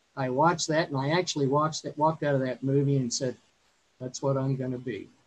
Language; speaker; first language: English; native; English